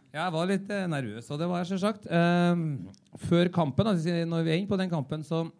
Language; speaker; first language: Norwegian; native; Norwegian